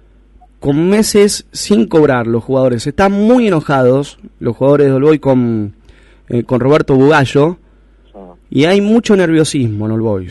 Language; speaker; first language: Spanish; native; Spanish